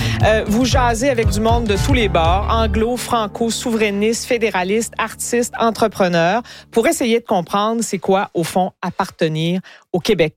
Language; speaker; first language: French; native; French